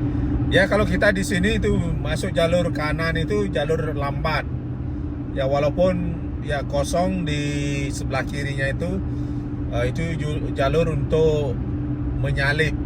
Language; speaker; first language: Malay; non-native, local second language; Balinese